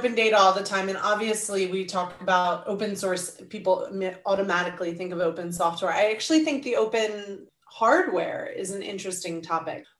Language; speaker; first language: English; native; English